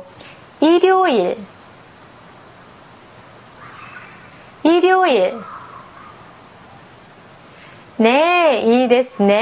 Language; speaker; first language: Japanese; non-native, fluent; Korean